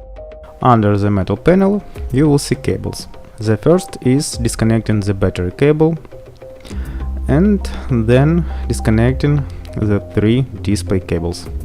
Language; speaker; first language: English; non-native, fluent; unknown